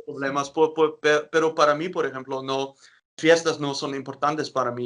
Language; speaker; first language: Spanish; non-native, learner; Dutch